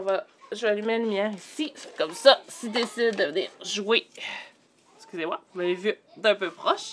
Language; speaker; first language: French; native; French